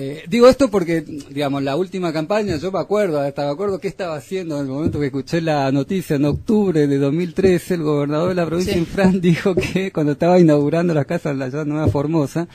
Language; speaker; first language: Spanish; native; Spanish